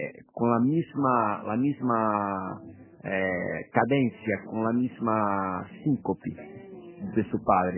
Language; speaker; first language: Spanish; non-native, fluent; Portuguese